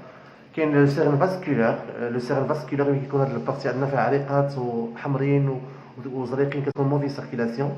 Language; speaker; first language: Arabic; native; Arabic